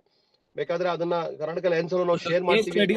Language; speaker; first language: Kannada; native; Kannada